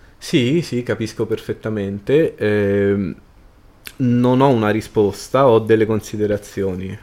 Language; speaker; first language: Italian; native; Italian